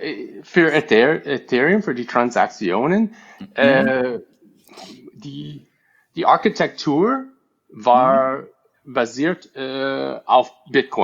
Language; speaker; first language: German; non-native, fluent; English